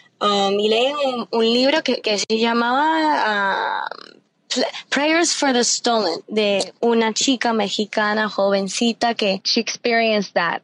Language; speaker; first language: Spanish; early bilingual, heritage; Spanish